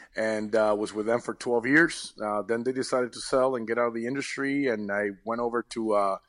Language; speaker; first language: English; early bilingual, other home language; Spanish